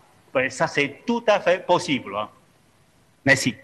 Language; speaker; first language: French; non-native, fluent; Chinese